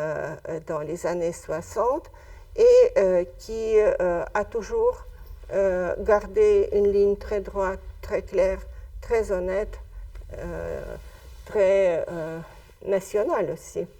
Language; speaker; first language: French; non-native, fluent; Russian